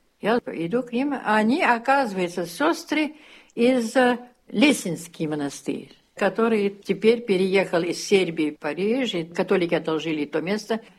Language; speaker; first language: Russian; early bilingual, heritage; Russian